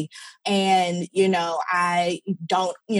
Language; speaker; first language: English; native; English